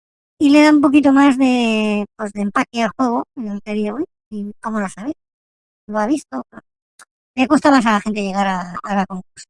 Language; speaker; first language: Spanish; native; Spanish